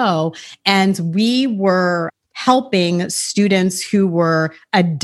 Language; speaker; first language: English; early bilingual, other home language; Haitian Creole